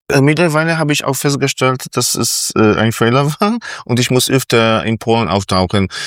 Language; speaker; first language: German; non-native, fluent; Polish